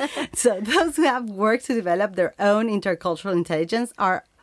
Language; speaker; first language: English; non-native, fluent; Spanish